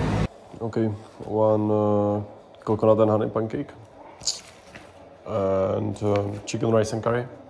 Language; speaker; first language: English; non-native, learner; Czech